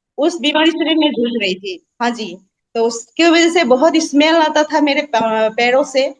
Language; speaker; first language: Hindi; non-native, local second language; Assamese